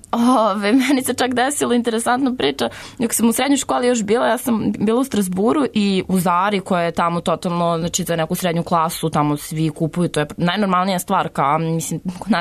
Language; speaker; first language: Serbian; native; Serbian